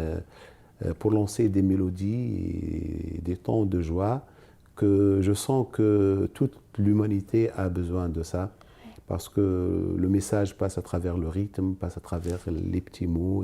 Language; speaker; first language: French; non-native, local second language; Arabic